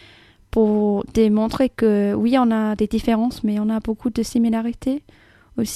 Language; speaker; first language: French; non-native, fluent; English